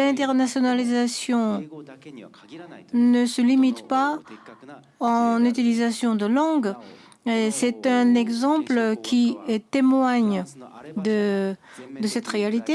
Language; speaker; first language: French; non-native, fluent; Japanese